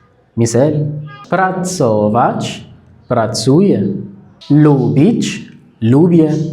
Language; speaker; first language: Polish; non-native, fluent; Arabic